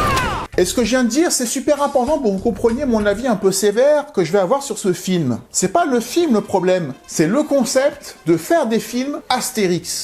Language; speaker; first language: French; native; French